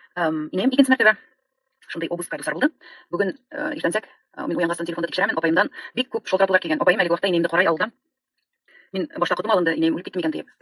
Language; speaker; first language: Tatar; non-native, local second language; Bashkir